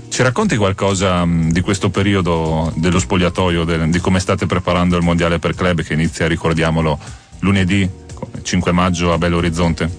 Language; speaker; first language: Italian; native; Italian